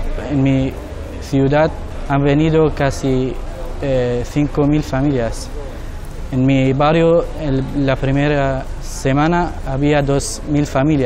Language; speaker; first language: Spanish; non-native, learner; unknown